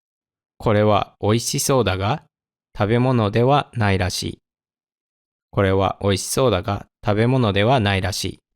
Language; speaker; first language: Japanese; non-native, fluent; English